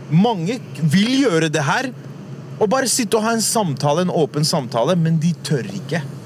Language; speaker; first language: Norwegian; early bilingual, other home language; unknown